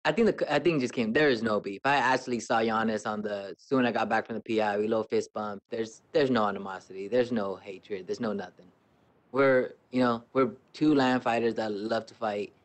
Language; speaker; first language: English; non-native, fluent; Spanish